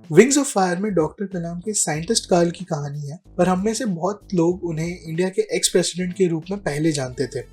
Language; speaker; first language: Hindi; native; Hindi